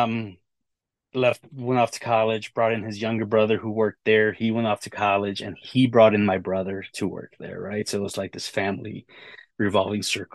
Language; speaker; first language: English; native; English